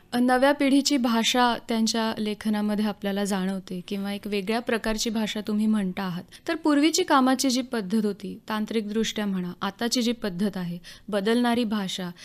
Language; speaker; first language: Marathi; native; Marathi